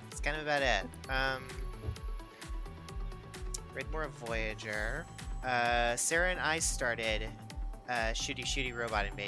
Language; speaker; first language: English; native; English